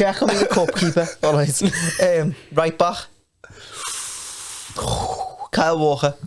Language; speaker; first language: English; native; English